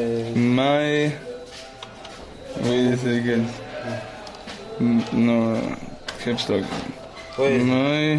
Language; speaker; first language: English; non-native, learner; German